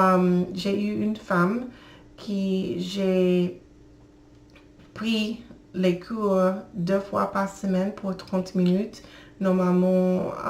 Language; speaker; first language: French; non-native, learner; English